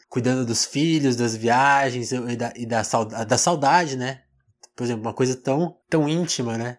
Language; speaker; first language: Portuguese; native; Portuguese